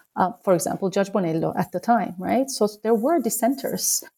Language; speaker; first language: English; non-native, fluent; Turkish